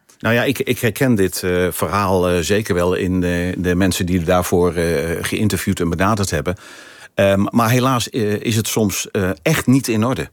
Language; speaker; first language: Dutch; native; Dutch